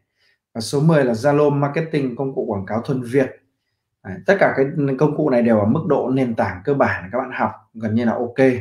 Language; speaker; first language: Vietnamese; native; Vietnamese